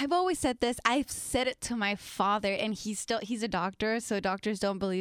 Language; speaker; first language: English; non-native, fluent; Spanish